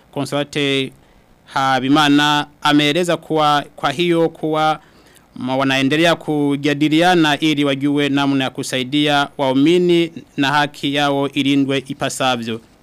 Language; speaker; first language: Swahili; non-native, local second language; Rundi